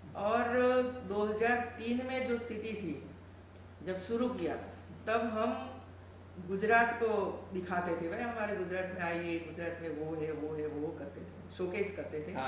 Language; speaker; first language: Hindi; non-native, local second language; Gujarati